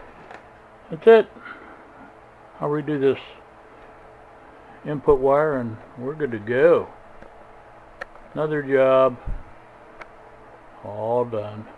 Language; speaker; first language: English; native; English